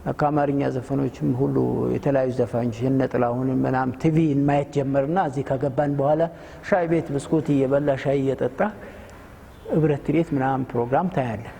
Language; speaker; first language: Amharic; non-native, local second language; Sebat Bet Gurage